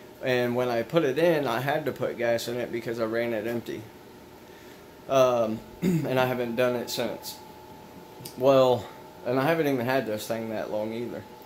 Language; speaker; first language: English; native; English